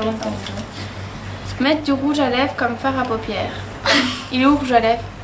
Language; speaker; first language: French; native; French